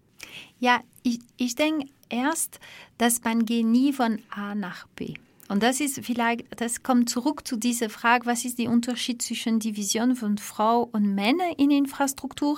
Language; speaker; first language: German; non-native, fluent; French